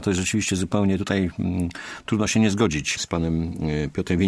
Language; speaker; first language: Polish; native; Polish